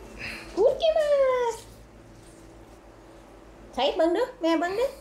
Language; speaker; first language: German; non-native, learner; Thai